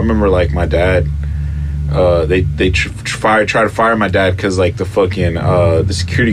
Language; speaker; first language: English; early bilingual, other home language; Spanish